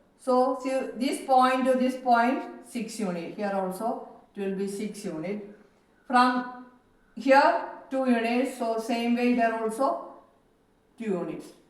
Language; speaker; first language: English; non-native, local second language; Malayalam